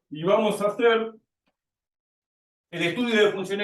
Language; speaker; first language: Spanish; native; Spanish